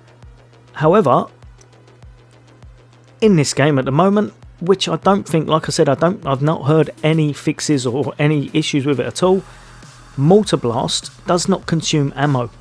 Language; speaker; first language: English; native; English